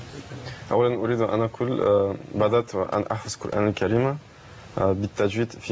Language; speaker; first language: Arabic; non-native, learner; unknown